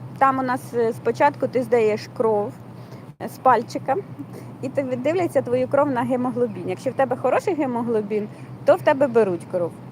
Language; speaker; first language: Ukrainian; native; Ukrainian